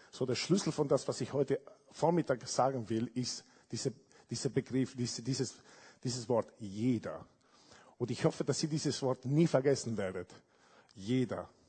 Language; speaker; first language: German; non-native, fluent; Italian